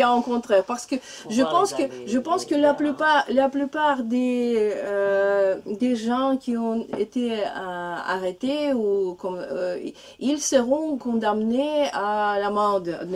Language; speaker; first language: French; non-native, learner; Russian